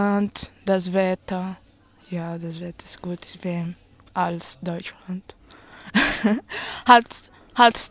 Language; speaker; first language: German; non-native, learner; Portuguese